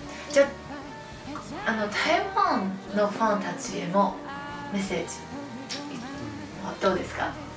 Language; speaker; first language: Japanese; non-native, fluent; Chinese